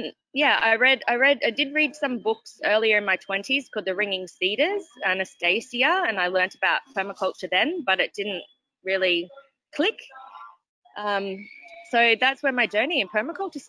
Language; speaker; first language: English; native; English